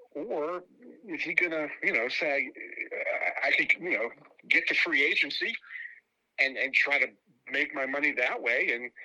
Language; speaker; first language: English; native; English